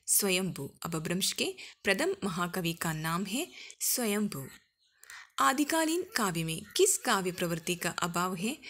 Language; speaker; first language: Hindi; non-native, local second language; Malayalam